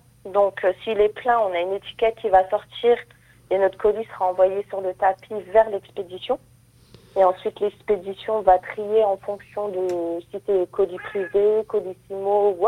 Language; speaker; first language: French; native; French